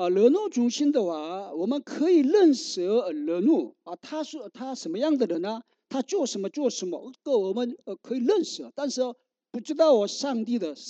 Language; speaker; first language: Chinese; non-native, learner; Korean